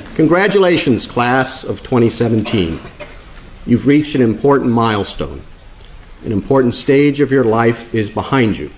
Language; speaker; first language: English; native; English